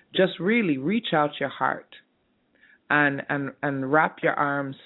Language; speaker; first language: English; native; English